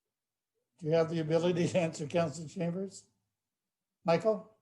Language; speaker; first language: English; native; English